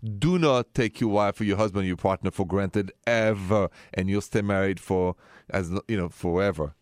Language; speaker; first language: English; non-native, fluent; French